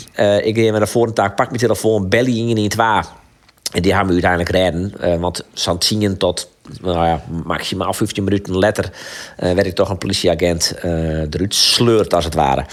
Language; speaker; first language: Dutch; non-native, local second language; Western Frisian